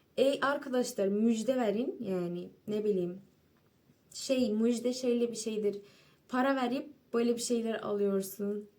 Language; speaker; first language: Turkish; non-native, fluent; Persian